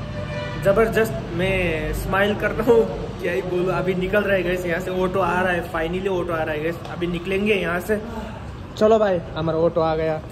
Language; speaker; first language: Hindi; non-native, local second language; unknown